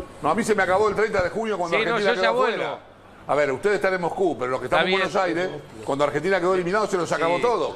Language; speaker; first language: Spanish; native; Spanish